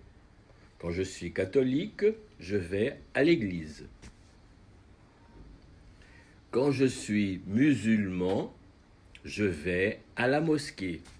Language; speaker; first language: French; non-native, fluent; Portuguese